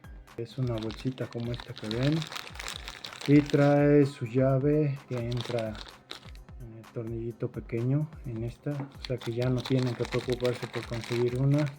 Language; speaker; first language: Spanish; native; Spanish